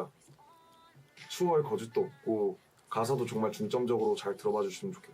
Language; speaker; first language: Korean; native; Korean